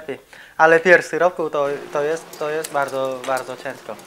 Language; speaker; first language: Polish; non-native, learner; Vietnamese